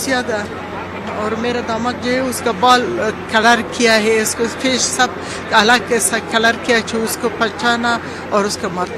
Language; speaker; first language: Hindi; non-native, learner; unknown